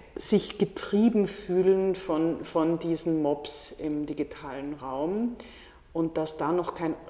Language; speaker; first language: German; native; German